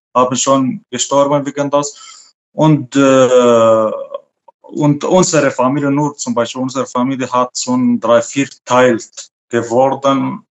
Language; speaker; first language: German; non-native, fluent; Arabic